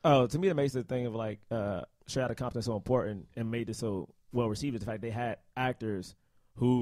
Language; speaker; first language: English; native; English